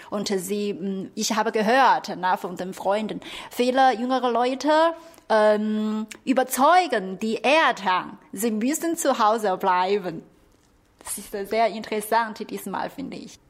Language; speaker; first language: German; non-native, fluent; Chinese